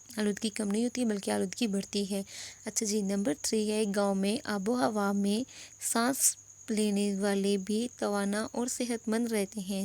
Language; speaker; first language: Urdu; non-native, local second language; Pashto